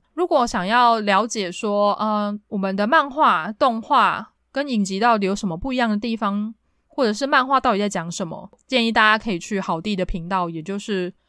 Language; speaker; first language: Chinese; native; Chinese